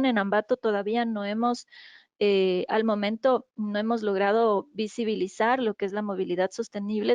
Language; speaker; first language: Spanish; native; Spanish